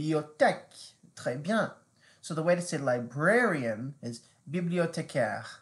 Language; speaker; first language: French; non-native, fluent; English